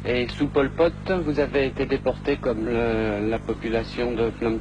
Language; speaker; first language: French; native; French